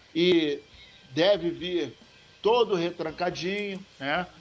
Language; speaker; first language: Portuguese; native; Portuguese